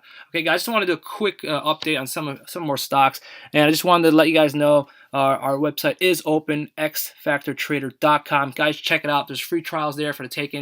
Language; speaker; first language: English; native; English